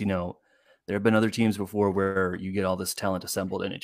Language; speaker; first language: English; native; English